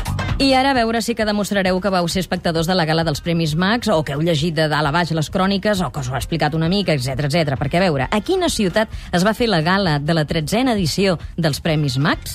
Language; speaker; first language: Catalan; native; Catalan